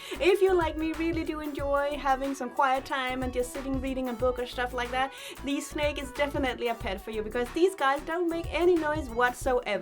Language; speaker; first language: English; non-native, fluent; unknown